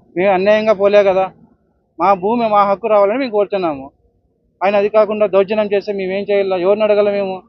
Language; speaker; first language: Telugu; native; Telugu